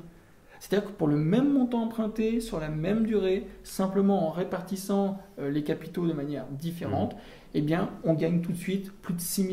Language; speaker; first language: French; native; French